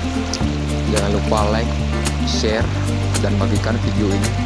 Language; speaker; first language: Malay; non-native, local second language; Achinese